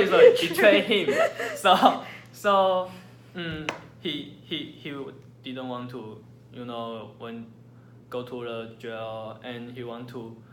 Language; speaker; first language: English; non-native, learner; Chinese